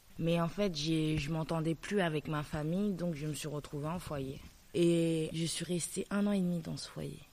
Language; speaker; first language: French; native; French